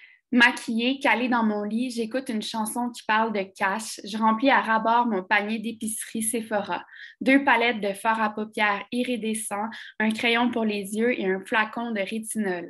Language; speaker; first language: French; native; French